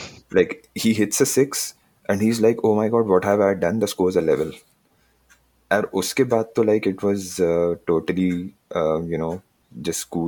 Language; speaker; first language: English; non-native, local second language; Hindi